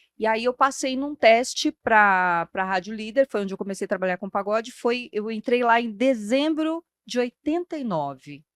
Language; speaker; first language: Portuguese; early bilingual, other home language; Spanish